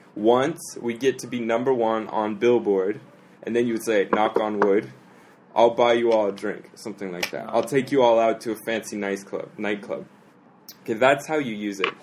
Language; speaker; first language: English; native; English